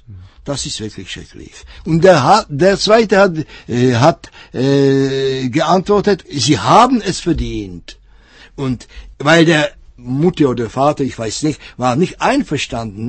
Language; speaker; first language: German; non-native, fluent; Czech